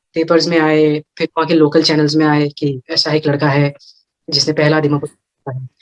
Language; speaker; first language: Hindi; non-native, local second language; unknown